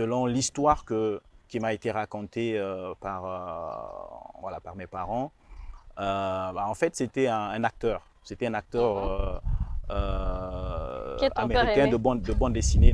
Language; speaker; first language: French; non-native, local second language; Rundi